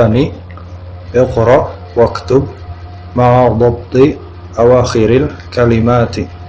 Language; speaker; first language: Arabic; non-native, fluent; Indonesian